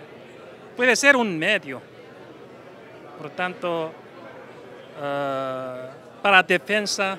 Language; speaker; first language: Spanish; non-native, fluent; Korean